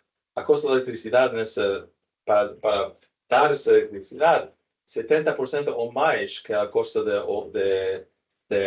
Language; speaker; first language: Portuguese; non-native, learner; Spanish